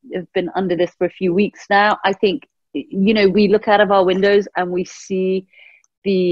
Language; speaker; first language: English; early bilingual, other home language; Persian